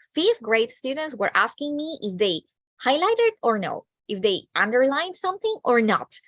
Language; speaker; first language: English; non-native, fluent; Spanish